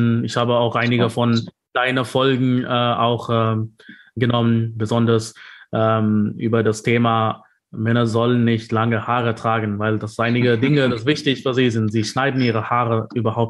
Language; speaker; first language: German; non-native, fluent; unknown